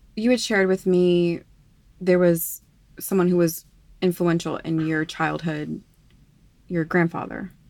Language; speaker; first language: English; native; English